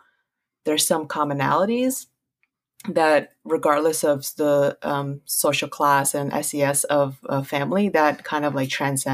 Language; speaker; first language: English; early bilingual, other home language; Punjabi